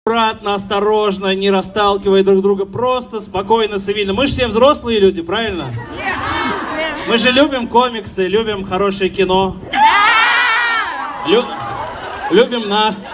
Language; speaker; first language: Russian; native; Russian